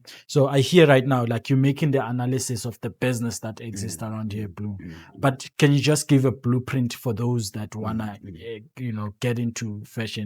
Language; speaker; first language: English; non-native, local second language; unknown